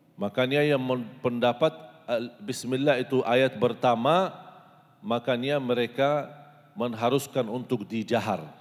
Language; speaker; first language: Malay; non-native, fluent; Arabic